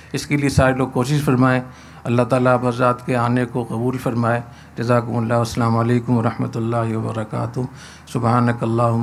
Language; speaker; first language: Urdu; native; Urdu